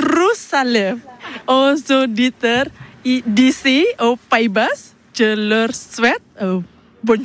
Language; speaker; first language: French; non-native, learner; Indonesian